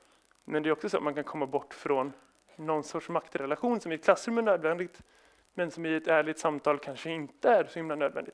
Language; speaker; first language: Swedish; native; Swedish